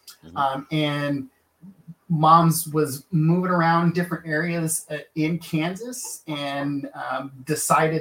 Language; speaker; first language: English; native; English